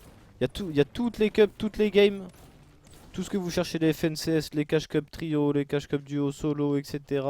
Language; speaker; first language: French; native; French